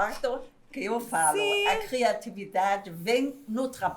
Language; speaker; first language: Portuguese; non-native, fluent; German